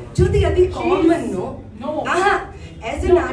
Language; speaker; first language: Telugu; non-native, fluent; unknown